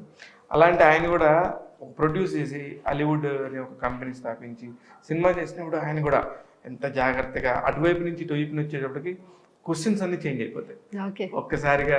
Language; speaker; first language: Telugu; native; Telugu